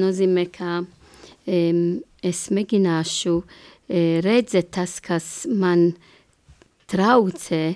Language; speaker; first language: Latvian; non-native, learner; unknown